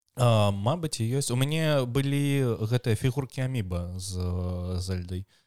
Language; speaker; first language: Belarusian; non-native, local second language; Russian